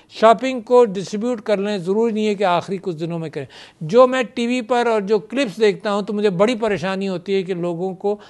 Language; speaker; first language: Urdu; native; Urdu